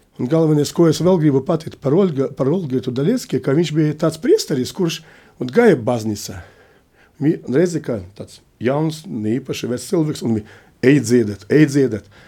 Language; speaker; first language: Latvian; non-native, local second language; Russian